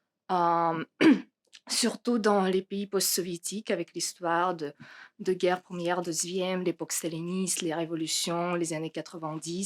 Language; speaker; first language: French; non-native, fluent; Russian